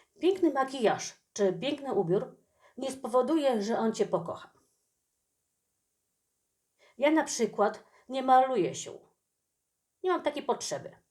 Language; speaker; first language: Polish; native; Polish